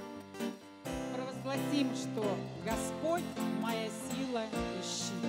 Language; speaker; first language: Russian; native; Russian